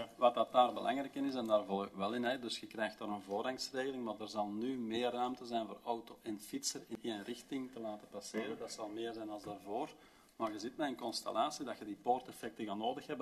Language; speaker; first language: Dutch; native; Dutch